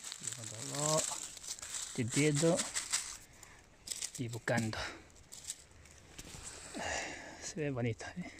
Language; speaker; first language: Spanish; non-native, learner; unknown